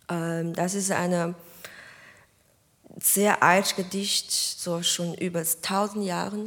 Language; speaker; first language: German; non-native, fluent; Chinese